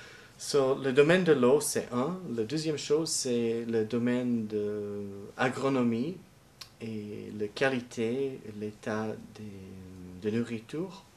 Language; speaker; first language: French; non-native, learner; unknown